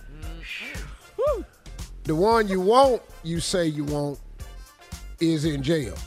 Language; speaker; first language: English; native; English